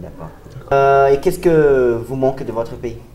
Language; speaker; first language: French; non-native, learner; Portuguese